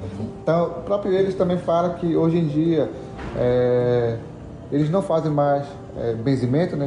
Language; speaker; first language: Portuguese; non-native, local second language; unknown